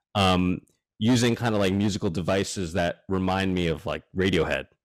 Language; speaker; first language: English; native; English